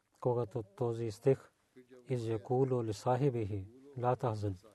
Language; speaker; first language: Bulgarian; non-native, learner; Urdu